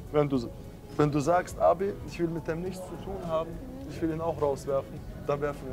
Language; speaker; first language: German; native; German